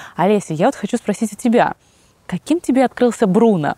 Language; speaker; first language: Russian; native; Russian